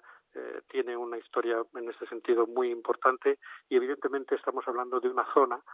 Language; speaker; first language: Spanish; native; Spanish